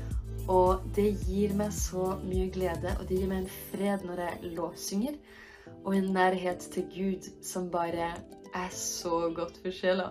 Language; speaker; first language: Norwegian; early bilingual, heritage; French